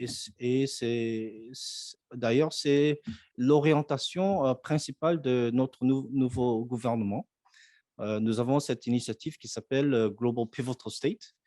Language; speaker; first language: French; non-native, fluent; Korean